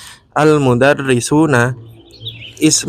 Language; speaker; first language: Arabic; non-native, learner; Indonesian